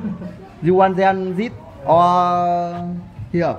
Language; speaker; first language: English; non-native, learner; Vietnamese